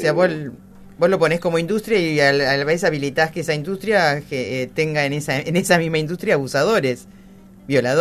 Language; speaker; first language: Spanish; native; Spanish